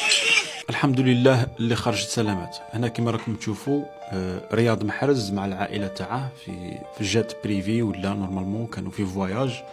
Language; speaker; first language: Arabic; native; Arabic